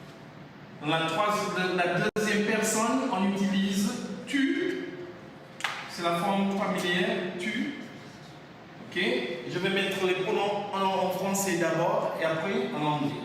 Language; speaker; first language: French; non-native, fluent; English